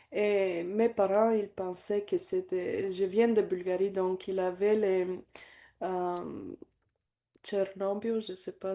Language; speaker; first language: French; non-native, learner; Bulgarian